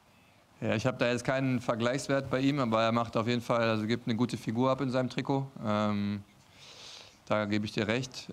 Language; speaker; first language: German; native; German